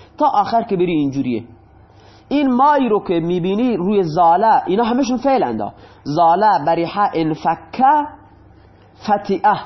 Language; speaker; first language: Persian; non-native, local second language; Baluchi